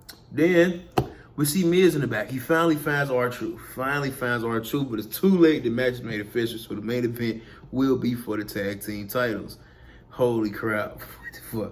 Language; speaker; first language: English; native; English